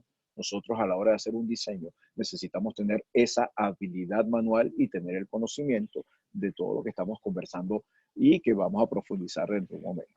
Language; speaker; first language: Spanish; native; Spanish